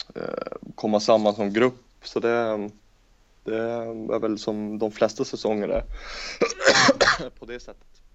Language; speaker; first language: Swedish; native; Swedish